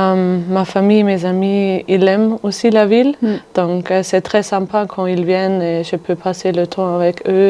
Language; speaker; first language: French; non-native, fluent; German